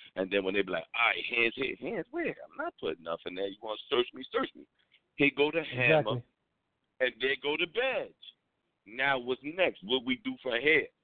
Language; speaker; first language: English; native; English